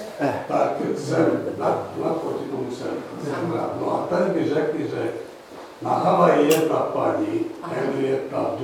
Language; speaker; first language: Czech; non-native, fluent; Hungarian